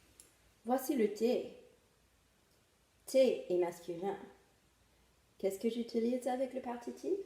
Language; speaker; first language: French; non-native, fluent; English